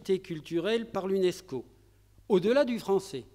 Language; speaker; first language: French; native; French